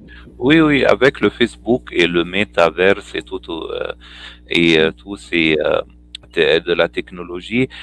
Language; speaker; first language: French; non-native, fluent; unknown